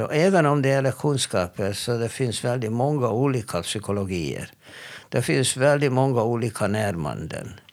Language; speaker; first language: Swedish; non-native, fluent; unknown